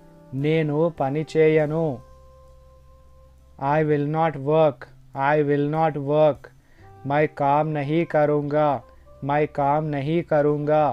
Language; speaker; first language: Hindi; non-native, local second language; Telugu